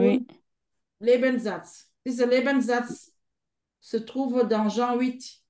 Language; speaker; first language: German; non-native, fluent; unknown